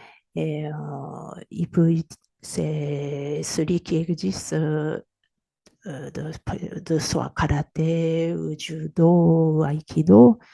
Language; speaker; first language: French; non-native, fluent; Japanese